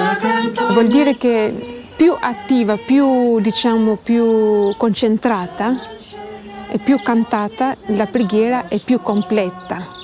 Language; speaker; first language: Italian; non-native, fluent; Albanian